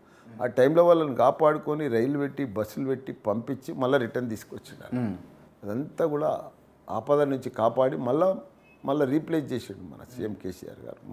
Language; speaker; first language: Telugu; native; Telugu